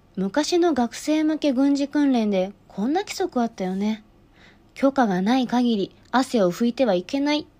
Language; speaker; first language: Japanese; non-native, fluent; Chinese